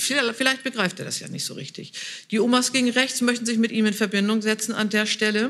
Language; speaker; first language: German; native; German